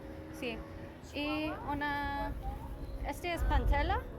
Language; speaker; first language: Spanish; non-native, learner; English